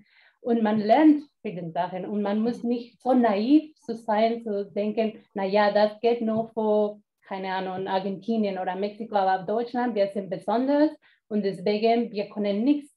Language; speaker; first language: German; non-native, fluent; Spanish